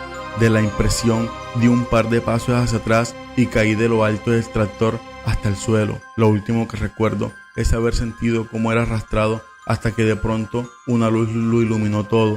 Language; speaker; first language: Spanish; native; Spanish